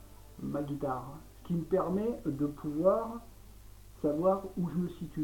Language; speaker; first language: French; native; French